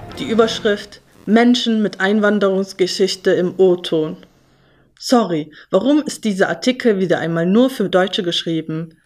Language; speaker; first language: German; early bilingual, other home language; Turkish